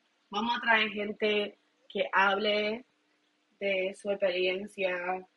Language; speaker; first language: Spanish; native; Spanish